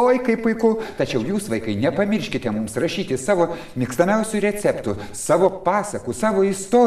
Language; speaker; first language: Lithuanian; native; Lithuanian